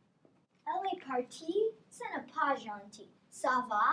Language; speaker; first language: French; non-native, learner; English